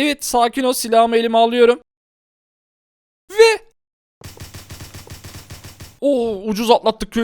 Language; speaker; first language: Turkish; native; Turkish